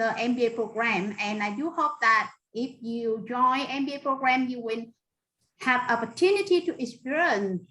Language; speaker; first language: English; non-native, fluent; Vietnamese